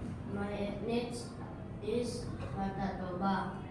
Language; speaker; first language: English; non-native, learner; Indonesian